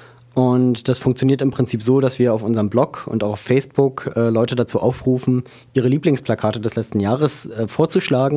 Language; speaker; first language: German; native; German